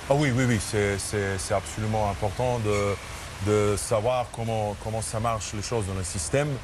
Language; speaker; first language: French; non-native, fluent; Serbian